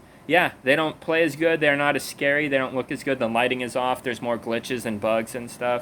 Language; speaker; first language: English; native; English